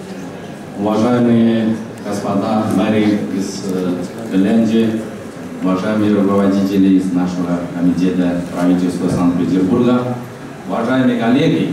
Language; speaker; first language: Russian; non-native, fluent; Chinese